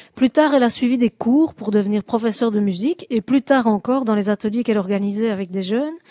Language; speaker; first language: French; native; French